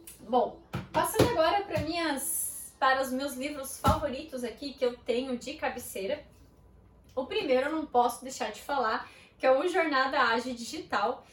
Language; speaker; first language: Portuguese; native; Portuguese